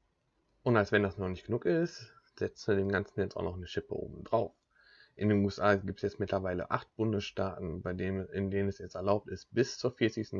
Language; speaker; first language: German; native; German